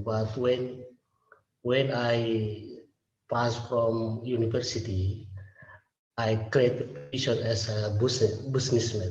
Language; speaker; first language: English; non-native, learner; Indonesian